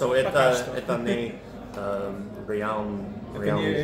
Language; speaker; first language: Russian; non-native, learner; English